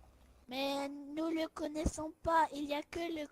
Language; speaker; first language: French; native; French